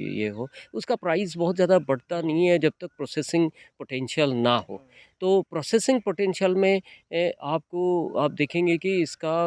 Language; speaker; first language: Hindi; non-native, local second language; Odia